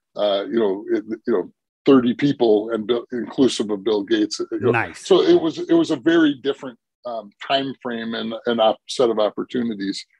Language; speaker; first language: English; native; English